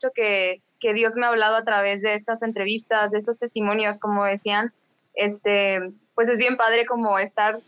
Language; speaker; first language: Spanish; native; Spanish